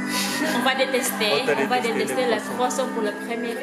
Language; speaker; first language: French; non-native, learner; Indonesian